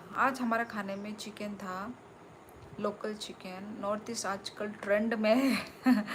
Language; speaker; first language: Hindi; non-native, local second language; Kok Borok